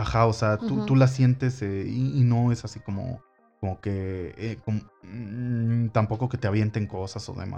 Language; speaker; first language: Spanish; native; Spanish